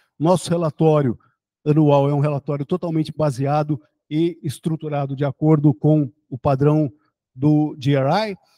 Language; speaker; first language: Portuguese; early bilingual, other home language; German